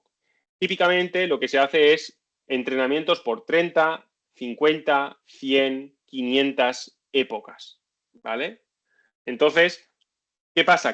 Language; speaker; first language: Spanish; native; Spanish